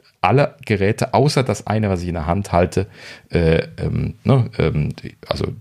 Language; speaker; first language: German; native; German